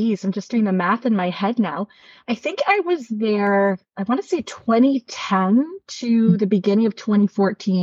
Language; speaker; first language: English; native; English